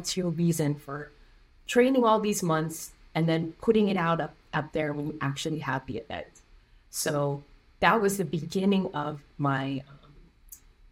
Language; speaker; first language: English; native; English